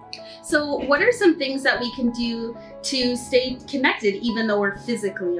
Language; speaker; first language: English; native; English